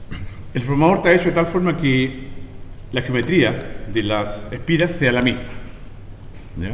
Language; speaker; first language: Spanish; native; Spanish